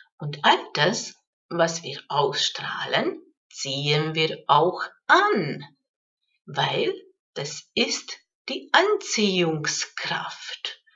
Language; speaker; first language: German; non-native, fluent; Hungarian